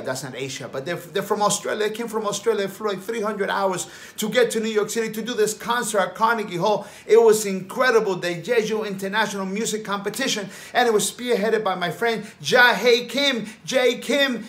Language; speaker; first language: English; early bilingual, other home language; Spanish